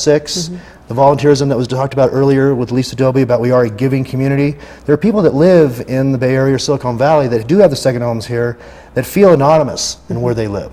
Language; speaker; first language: English; native; English